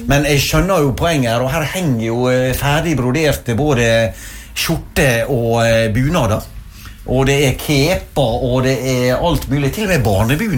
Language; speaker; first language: Norwegian; native; Norwegian